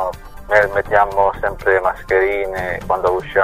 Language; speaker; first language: Italian; non-native, learner; Chinese